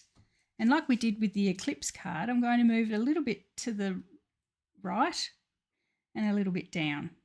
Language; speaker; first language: English; native; English